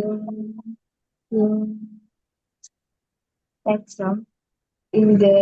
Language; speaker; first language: German; non-native, learner; Filipino